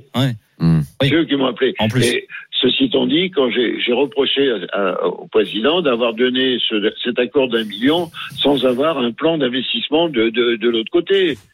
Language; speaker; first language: French; native; French